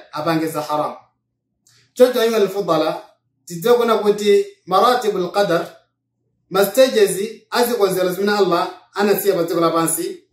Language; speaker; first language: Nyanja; non-native, local second language; Yao